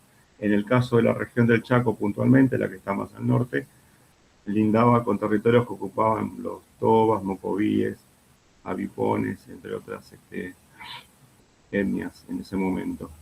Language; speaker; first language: Spanish; native; Spanish